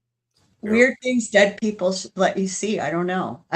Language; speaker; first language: English; native; English